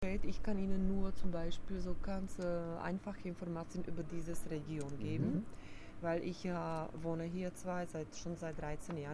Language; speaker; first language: German; non-native, fluent; Slovak